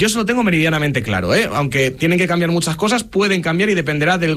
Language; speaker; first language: Spanish; native; Spanish